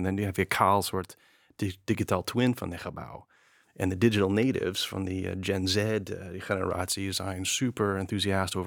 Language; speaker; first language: Dutch; non-native, fluent; English